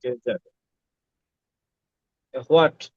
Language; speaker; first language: English; non-native, learner; Bangla